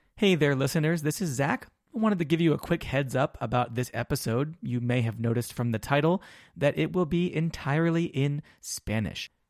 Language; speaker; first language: English; native; English